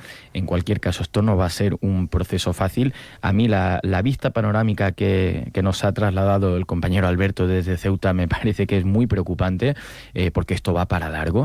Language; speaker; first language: Spanish; native; Spanish